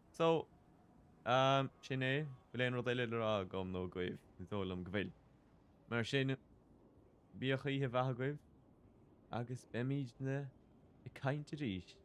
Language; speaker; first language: Irish; native; Irish